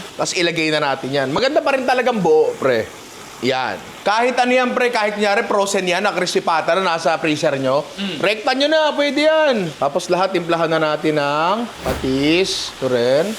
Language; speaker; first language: Filipino; native; Filipino